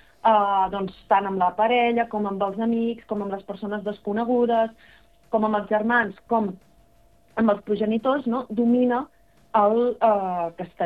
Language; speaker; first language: Catalan; native; Catalan